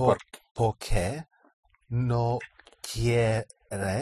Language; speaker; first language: Spanish; non-native, learner; English